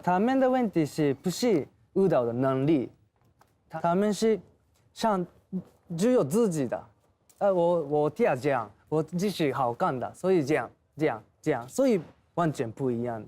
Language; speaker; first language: Chinese; non-native, learner; Japanese